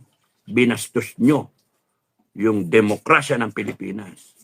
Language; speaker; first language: Filipino; native; Filipino